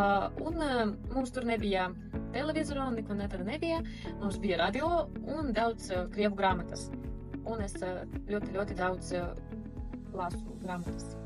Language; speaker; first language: Latvian; early bilingual, heritage; Russian